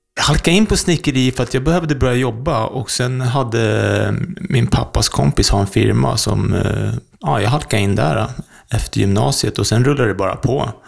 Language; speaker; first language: Swedish; native; Swedish